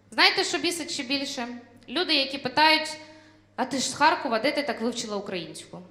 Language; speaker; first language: Ukrainian; non-native, local second language; Russian